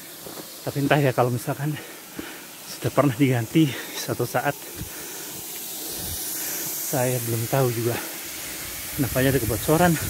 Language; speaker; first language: Indonesian; native; Indonesian